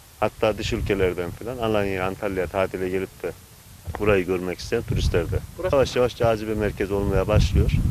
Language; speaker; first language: Turkish; native; Turkish